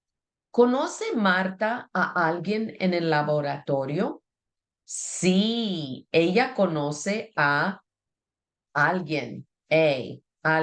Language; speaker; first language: Spanish; non-native, fluent; English